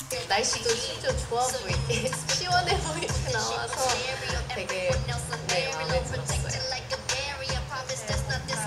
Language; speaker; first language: Korean; non-native, fluent; Thai